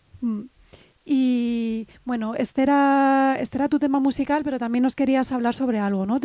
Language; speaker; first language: Spanish; native; Spanish